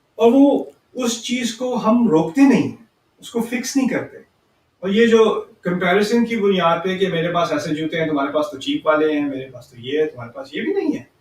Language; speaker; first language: Urdu; early bilingual, heritage; Urdu